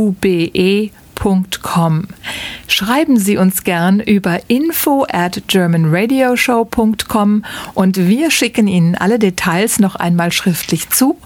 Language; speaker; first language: German; native; German